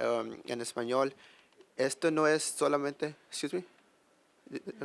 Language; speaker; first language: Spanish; early bilingual, heritage; Spanish